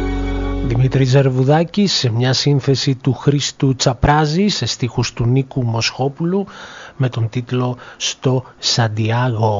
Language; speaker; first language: Greek; native; Greek